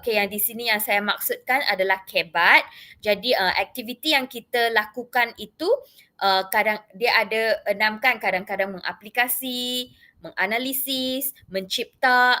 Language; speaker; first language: Malay; non-native, local second language; Chinese